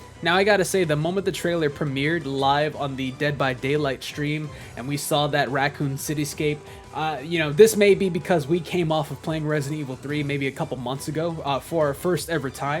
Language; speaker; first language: English; native; English